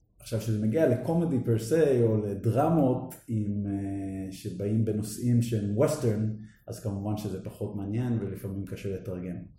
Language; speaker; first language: Hebrew; native; Hebrew